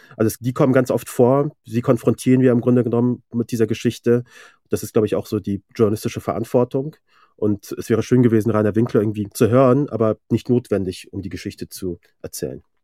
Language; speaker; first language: German; early bilingual, other home language; Persian